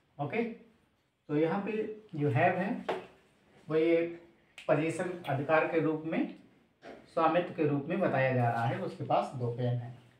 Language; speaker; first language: Hindi; native; Hindi